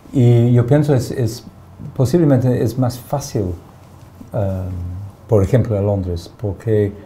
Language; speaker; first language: Spanish; non-native, fluent; English